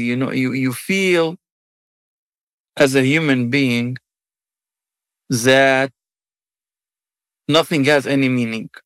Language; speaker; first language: English; non-native, fluent; Arabic